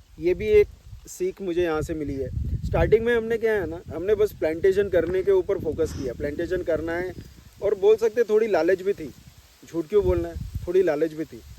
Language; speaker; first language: Hindi; non-native, local second language; Marathi